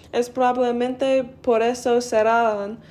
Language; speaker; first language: Spanish; non-native, learner; English